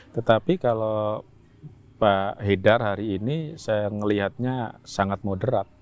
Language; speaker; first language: Indonesian; non-native, local second language; Javanese